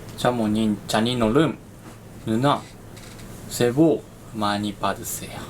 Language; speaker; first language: Korean; non-native, learner; Japanese